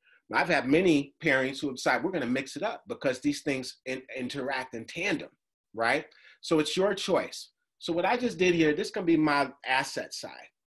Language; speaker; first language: English; native; English